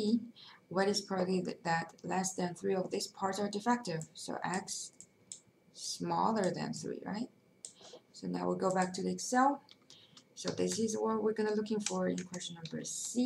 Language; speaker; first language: English; non-native, fluent; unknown